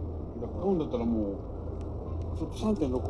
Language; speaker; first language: Japanese; native; Japanese